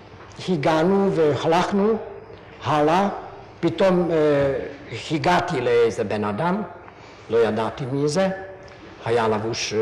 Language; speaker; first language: Hebrew; non-native, fluent; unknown